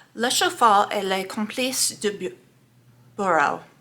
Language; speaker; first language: French; non-native, learner; English